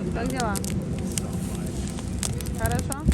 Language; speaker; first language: Russian; native; Russian